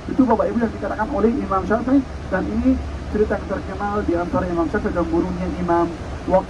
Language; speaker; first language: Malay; non-native, fluent; Arabic